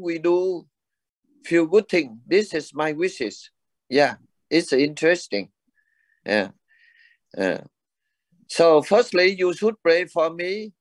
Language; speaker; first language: English; non-native, learner; Vietnamese